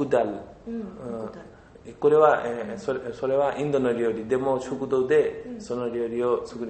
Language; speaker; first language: Japanese; non-native, learner; Bangla